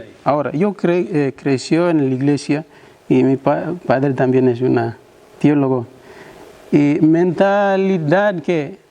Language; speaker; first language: Spanish; non-native, learner; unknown